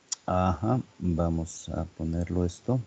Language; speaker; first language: Spanish; native; Spanish